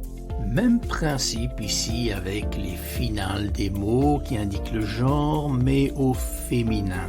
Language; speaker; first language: French; non-native, fluent; Italian